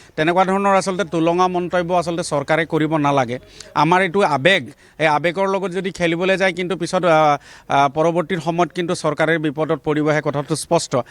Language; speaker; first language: Assamese; non-native, local second language; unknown